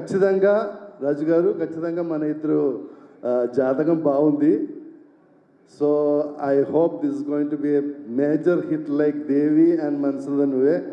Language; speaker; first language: Telugu; non-native, local second language; Malayalam